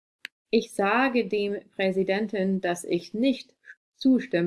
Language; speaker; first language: German; non-native, fluent; English